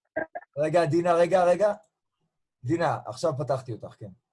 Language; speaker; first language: Hebrew; native; Hebrew